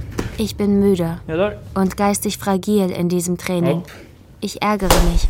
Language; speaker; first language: German; native; German